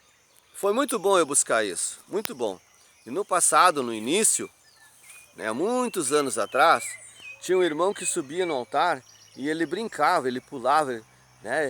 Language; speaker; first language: Portuguese; native; Portuguese